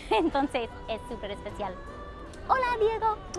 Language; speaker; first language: Spanish; non-native, fluent; English